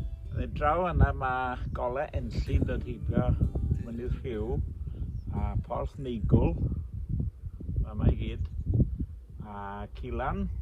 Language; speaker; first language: Welsh; native; Welsh